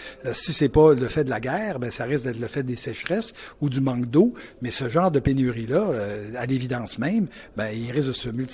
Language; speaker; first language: French; native; French